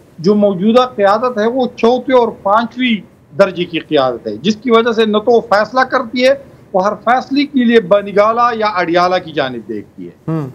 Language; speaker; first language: Urdu; non-native, local second language; Pashto